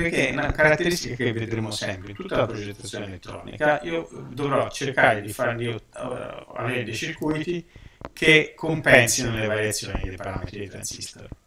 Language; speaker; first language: Italian; native; Italian